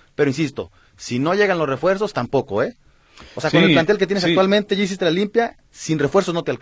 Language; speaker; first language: Spanish; native; Spanish